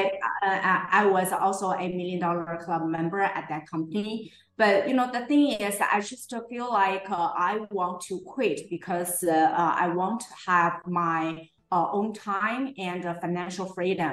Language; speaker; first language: English; non-native, fluent; Chinese